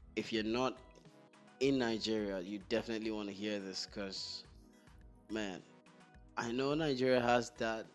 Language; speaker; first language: English; non-native, local second language; Igbo